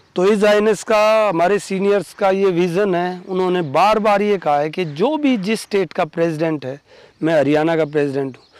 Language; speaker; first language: Hindi; native; Hindi